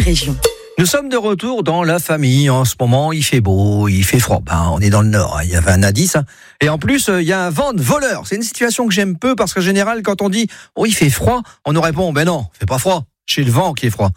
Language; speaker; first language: French; native; French